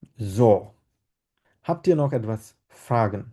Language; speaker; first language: German; non-native, fluent; Bangla